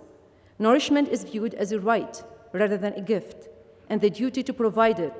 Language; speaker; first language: English; non-native, fluent; Arabic